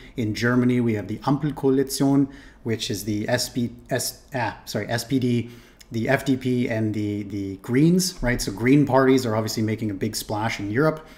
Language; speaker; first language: English; native; English